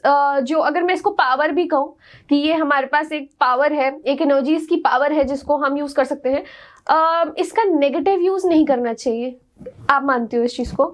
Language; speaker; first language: Hindi; native; Hindi